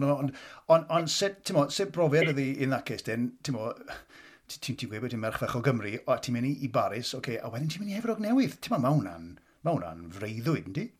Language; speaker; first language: Welsh; native; Welsh